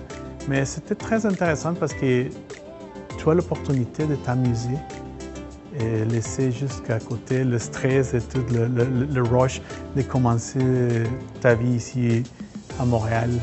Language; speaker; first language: French; non-native, fluent; Spanish